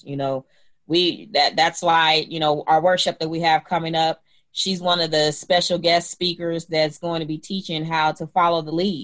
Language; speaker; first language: English; native; English